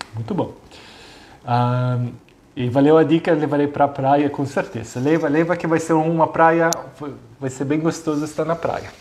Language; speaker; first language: Portuguese; non-native, fluent; Italian